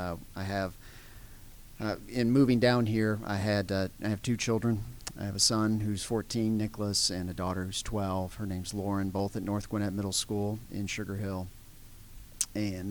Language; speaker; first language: English; native; English